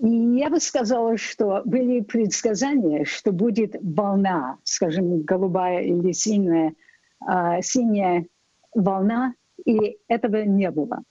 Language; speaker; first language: Russian; non-native, fluent; English